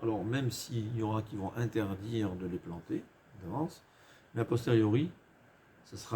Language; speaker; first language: French; native; French